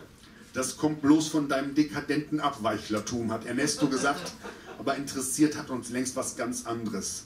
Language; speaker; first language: German; native; German